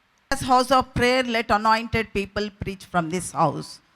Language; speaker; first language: English; non-native, local second language; Telugu